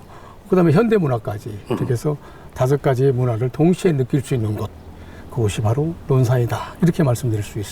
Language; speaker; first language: Korean; native; Korean